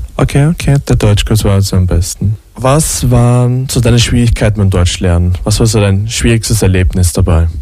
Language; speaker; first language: German; native; German